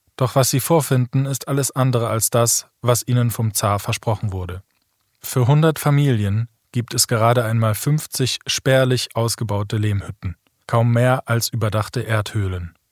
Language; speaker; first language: German; native; German